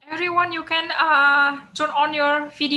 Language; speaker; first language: English; non-native, fluent; Indonesian